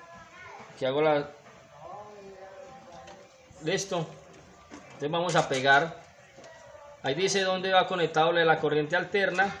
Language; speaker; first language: Spanish; native; Spanish